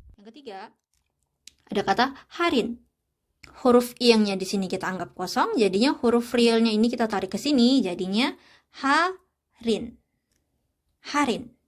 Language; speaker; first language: Indonesian; native; Indonesian